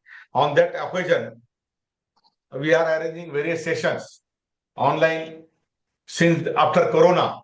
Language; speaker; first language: English; non-native, local second language; Marathi